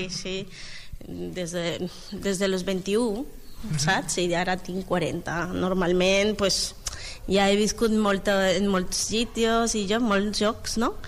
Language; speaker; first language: Catalan; non-native, learner; Spanish